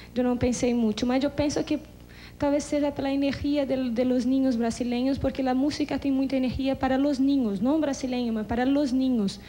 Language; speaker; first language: Spanish; non-native, learner; Portuguese